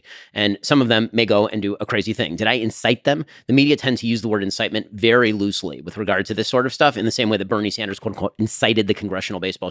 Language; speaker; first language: English; native; English